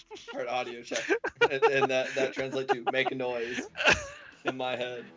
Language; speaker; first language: English; native; English